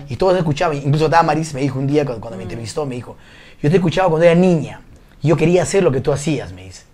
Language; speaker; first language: Spanish; native; Spanish